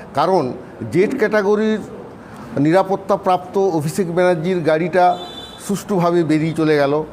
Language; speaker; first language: Bangla; non-native, local second language; Santali